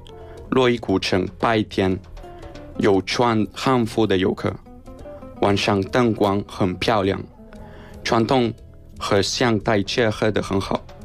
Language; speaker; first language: Chinese; non-native, fluent; Spanish